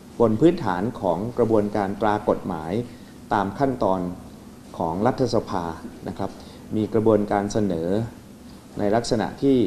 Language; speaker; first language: Thai; native; Thai